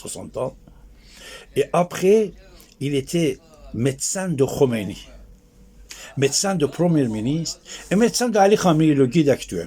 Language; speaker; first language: French; non-native, fluent; Persian